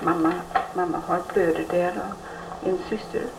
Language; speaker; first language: Swedish; early bilingual, heritage; Swedish